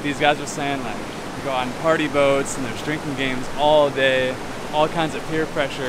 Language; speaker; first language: English; native; English